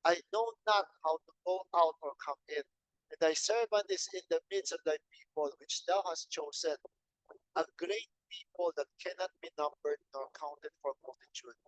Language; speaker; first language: English; non-native, local second language; Filipino